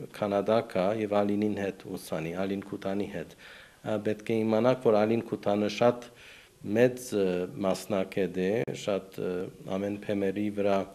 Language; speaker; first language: Armenian; early bilingual, heritage; Armenian